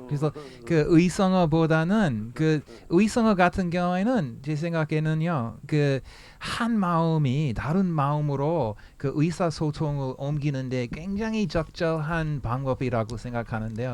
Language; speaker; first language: Korean; non-native, fluent; English